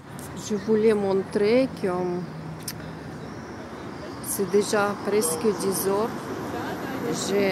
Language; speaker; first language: French; non-native, fluent; Russian